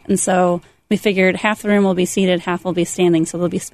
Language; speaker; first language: English; native; English